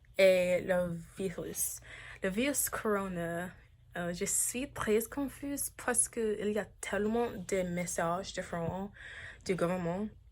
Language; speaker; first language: French; non-native, learner; English